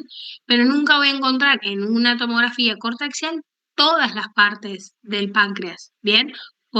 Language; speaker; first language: Spanish; native; Spanish